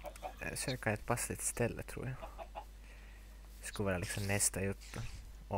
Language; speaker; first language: Swedish; non-native, local second language; Finnish